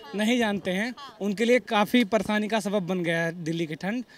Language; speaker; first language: Hindi; native; Hindi